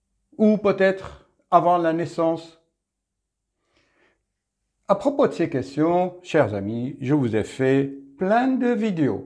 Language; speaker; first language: French; native; French